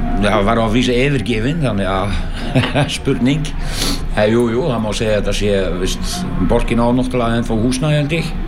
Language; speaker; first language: Icelandic; non-native, fluent; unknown